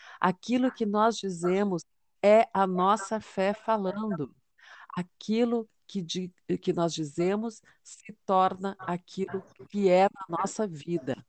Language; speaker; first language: Portuguese; native; Portuguese